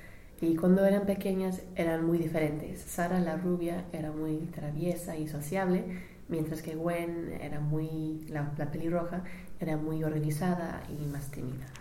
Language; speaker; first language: Spanish; non-native, fluent; English